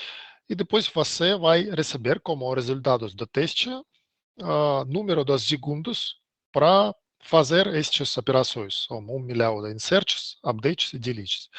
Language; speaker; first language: Portuguese; non-native, learner; Russian